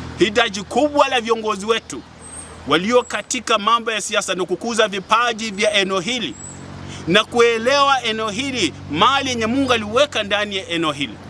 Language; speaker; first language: Swahili; non-native, local second language; Luyia